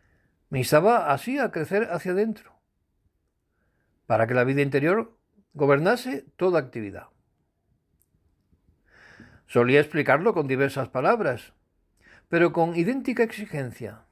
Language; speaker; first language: Spanish; native; Spanish